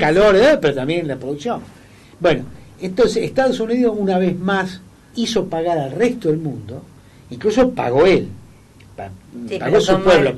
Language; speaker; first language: Spanish; native; Spanish